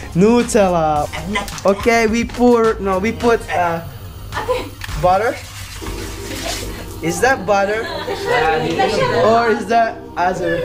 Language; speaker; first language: English; non-native, learner; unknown